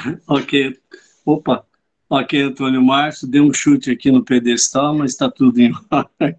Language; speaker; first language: Portuguese; native; Portuguese